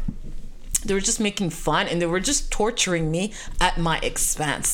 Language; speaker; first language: English; non-native, fluent; French